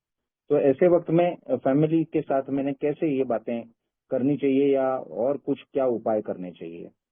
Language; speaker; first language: Hindi; native; Hindi